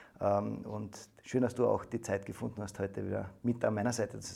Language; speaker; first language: German; native; German